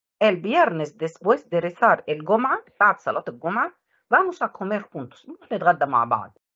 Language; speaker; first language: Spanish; non-native, fluent; Arabic